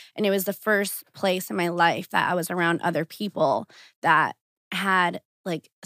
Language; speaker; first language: English; early bilingual, other home language; Portuguese